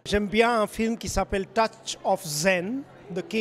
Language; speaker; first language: French; non-native, fluent; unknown